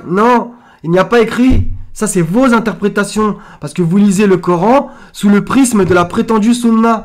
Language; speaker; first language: French; native; French